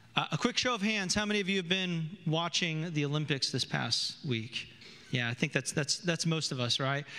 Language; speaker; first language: English; native; English